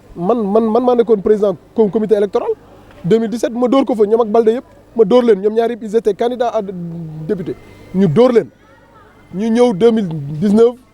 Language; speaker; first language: Wolof; non-native, local second language; Fula